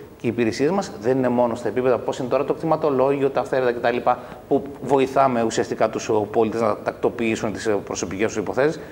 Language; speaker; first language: Greek; native; Greek